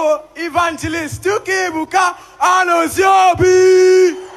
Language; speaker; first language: Igbo; early bilingual, heritage; Igbo